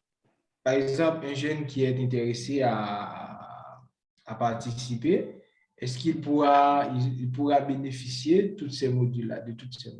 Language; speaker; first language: French; non-native, local second language; Haitian Creole